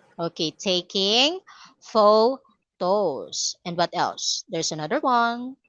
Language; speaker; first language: English; non-native, fluent; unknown